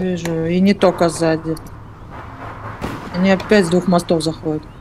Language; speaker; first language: Russian; native; Russian